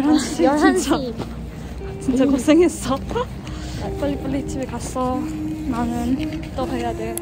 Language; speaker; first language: Korean; non-native, learner; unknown